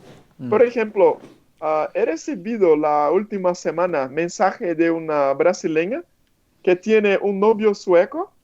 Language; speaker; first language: Spanish; non-native, fluent; Portuguese